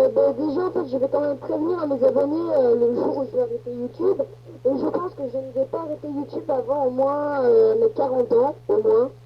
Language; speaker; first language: French; native; French